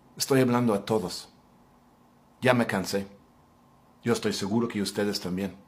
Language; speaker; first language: Spanish; non-native, fluent; English